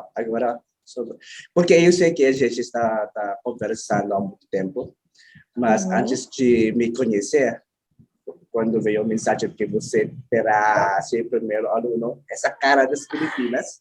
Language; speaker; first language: Portuguese; non-native, learner; Filipino